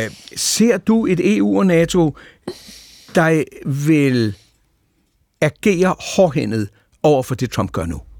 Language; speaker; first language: Danish; native; Danish